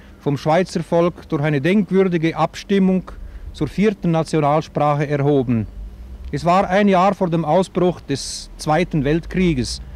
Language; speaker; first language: German; non-native, local second language; Romansh